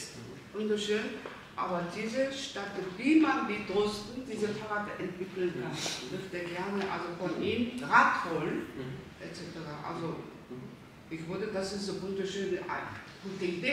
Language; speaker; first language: German; non-native, learner; Korean